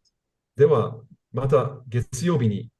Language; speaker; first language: Japanese; non-native, learner; English